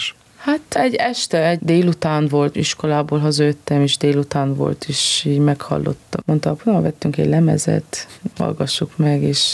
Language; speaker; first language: Hungarian; early bilingual, heritage; Hungarian